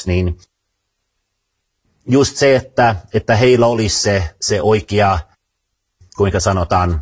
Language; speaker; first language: Finnish; early bilingual, other home language; Swedish